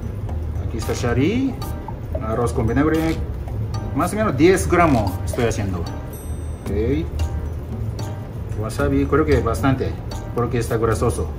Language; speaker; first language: Spanish; non-native, learner; Japanese